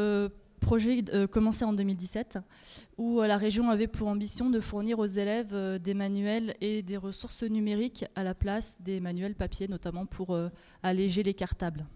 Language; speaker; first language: French; native; French